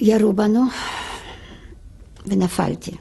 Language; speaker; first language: Hebrew; non-native, fluent; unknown